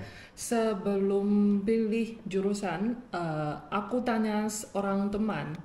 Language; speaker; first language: Indonesian; non-native, fluent; Chinese